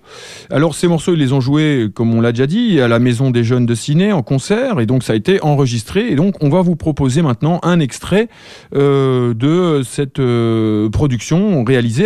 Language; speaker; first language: French; native; French